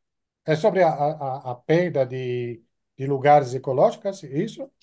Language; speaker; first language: Portuguese; non-native, fluent; French